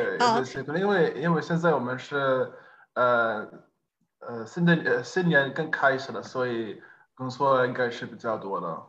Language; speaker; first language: Chinese; non-native, fluent; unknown